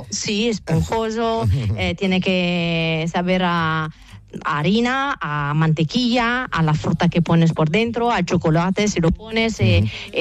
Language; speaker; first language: Spanish; non-native, fluent; Italian